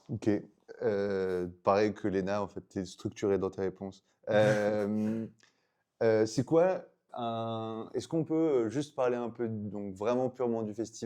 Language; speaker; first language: French; native; French